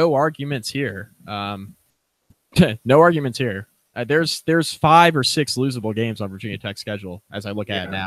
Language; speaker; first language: English; native; English